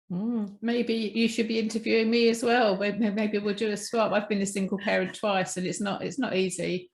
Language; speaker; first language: English; native; English